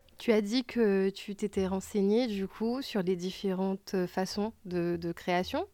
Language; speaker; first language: French; native; French